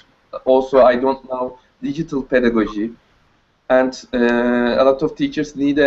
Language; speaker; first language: English; non-native, learner; Turkish